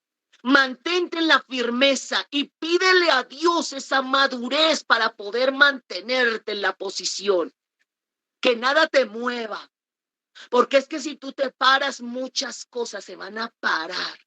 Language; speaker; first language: Spanish; native; Spanish